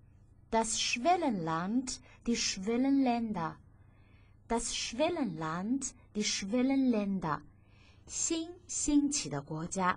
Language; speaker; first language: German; non-native, fluent; Chinese